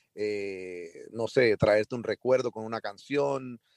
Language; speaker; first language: Spanish; early bilingual, heritage; Spanish